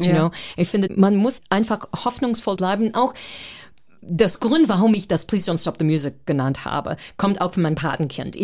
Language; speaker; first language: German; non-native, fluent; English